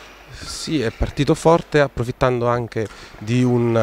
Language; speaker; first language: Italian; native; Italian